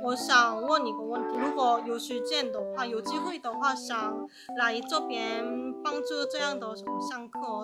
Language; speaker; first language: Chinese; non-native, fluent; Korean